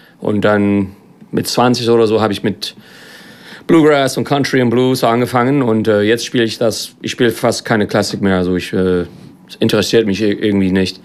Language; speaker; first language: German; non-native, fluent; English